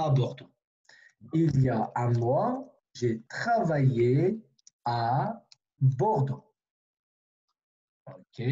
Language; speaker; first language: French; non-native, fluent; Kurdish